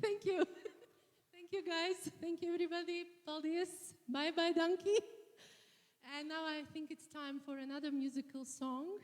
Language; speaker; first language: English; non-native, fluent; Latvian